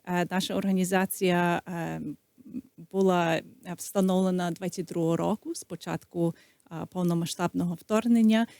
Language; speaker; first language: Ukrainian; early bilingual, heritage; Ukrainian